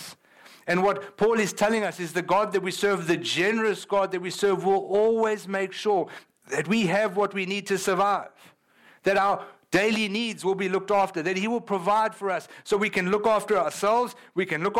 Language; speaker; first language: English; native; English